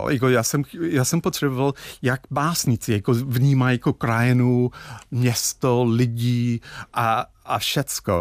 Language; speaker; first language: Czech; non-native, fluent; English